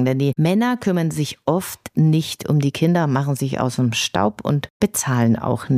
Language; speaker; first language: German; native; German